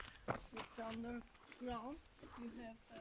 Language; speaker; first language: English; non-native, learner; Turkish